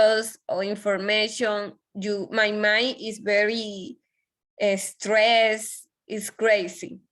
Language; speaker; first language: English; non-native, learner; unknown